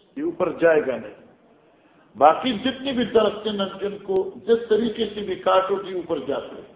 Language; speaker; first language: Urdu; non-native, local second language; Northern Hindko